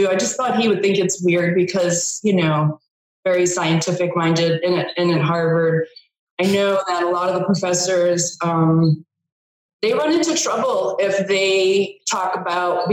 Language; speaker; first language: English; native; English